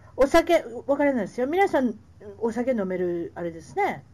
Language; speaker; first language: Japanese; native; Japanese